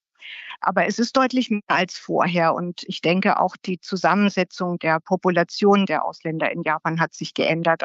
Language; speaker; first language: German; native; German